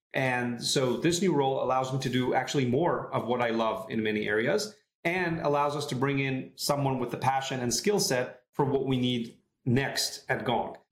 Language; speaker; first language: English; non-native, fluent; Hebrew